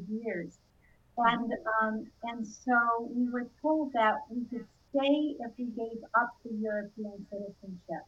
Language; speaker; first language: English; early bilingual, other home language; Indonesian